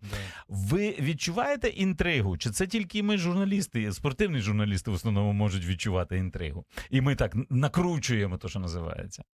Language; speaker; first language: Ukrainian; native; Ukrainian